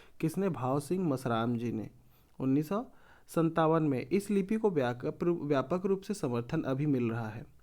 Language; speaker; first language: Hindi; native; Hindi